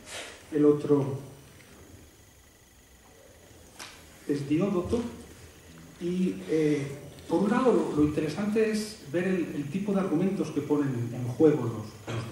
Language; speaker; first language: Spanish; native; Spanish